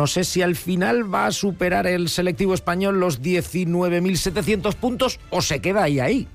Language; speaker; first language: Spanish; native; Spanish